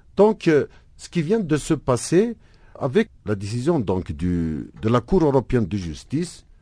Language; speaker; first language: French; non-native, local second language; Arabic